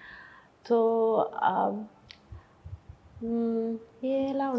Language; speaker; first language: Telugu; non-native, fluent; Bangla